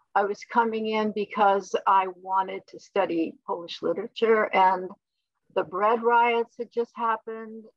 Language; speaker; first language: English; early bilingual, other home language; Polish